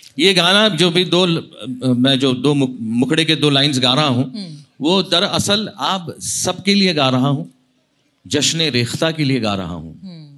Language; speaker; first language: Hindi; non-native, local second language; Marathi